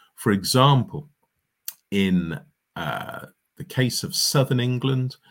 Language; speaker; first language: English; native; English